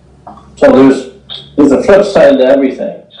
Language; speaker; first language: English; native; English